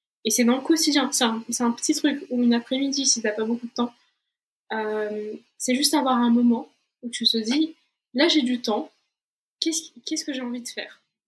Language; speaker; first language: French; non-native, fluent; Portuguese